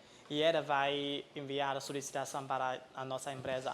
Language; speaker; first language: Portuguese; non-native, fluent; Chinese